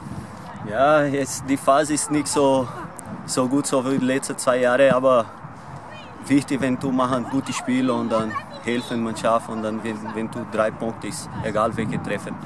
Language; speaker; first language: German; non-native, learner; Portuguese